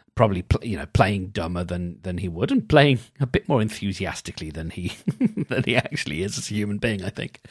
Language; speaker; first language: English; native; English